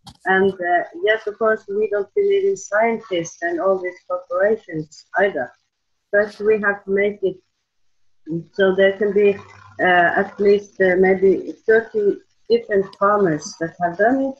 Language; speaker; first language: English; non-native, fluent; Norwegian